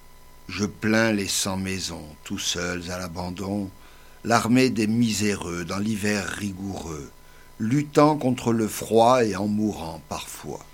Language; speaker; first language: French; native; French